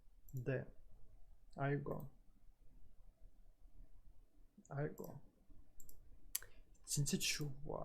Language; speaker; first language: Korean; non-native, learner; Russian